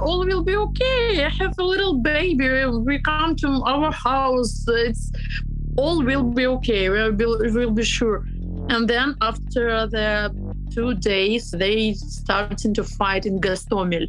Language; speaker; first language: English; non-native, learner; Ukrainian